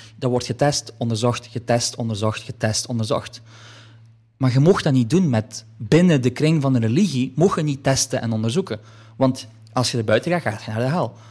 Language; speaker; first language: Dutch; early bilingual, other home language; Polish